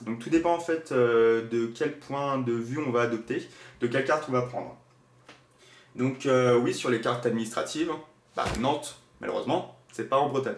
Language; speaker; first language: French; native; French